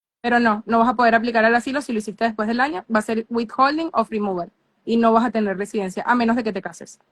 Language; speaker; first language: Spanish; native; Spanish